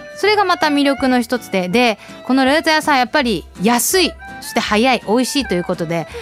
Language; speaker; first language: Japanese; early bilingual, heritage; Japanese